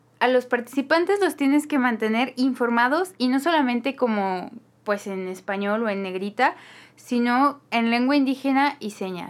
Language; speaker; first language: Spanish; native; Spanish